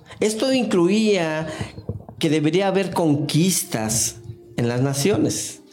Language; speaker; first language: Spanish; non-native, fluent; English